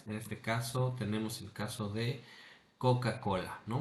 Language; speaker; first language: Spanish; native; Spanish